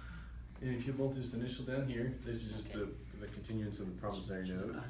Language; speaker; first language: English; native; English